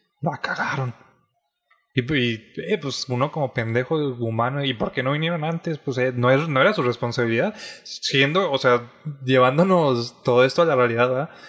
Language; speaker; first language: Spanish; native; Spanish